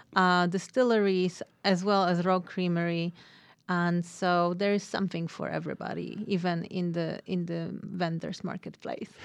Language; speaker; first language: English; non-native, fluent; Polish